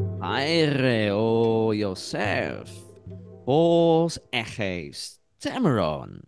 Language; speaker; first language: Greek; non-native, learner; English